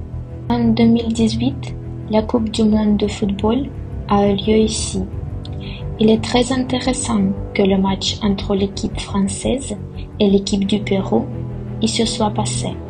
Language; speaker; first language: French; non-native, fluent; Russian